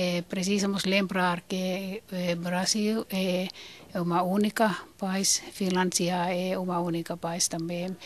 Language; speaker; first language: Portuguese; non-native, learner; Finnish